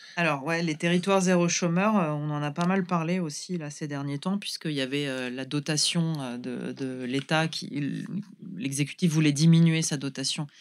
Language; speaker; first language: French; native; French